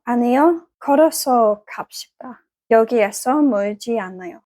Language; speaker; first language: Korean; non-native, learner; English